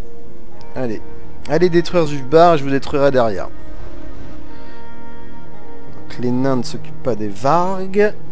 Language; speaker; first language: French; native; French